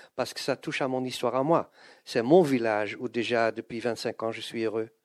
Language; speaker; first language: French; non-native, fluent; Dutch